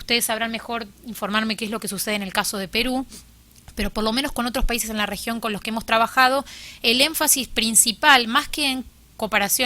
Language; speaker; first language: Spanish; native; Spanish